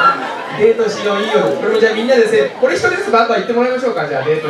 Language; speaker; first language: Japanese; native; Japanese